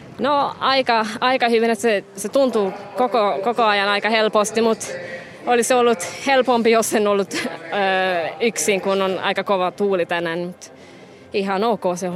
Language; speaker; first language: Finnish; non-native, fluent; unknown